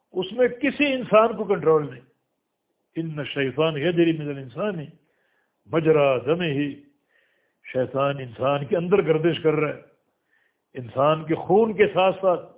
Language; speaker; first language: Urdu; native; Urdu